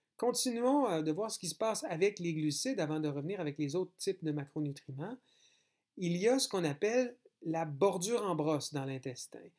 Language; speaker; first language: French; native; French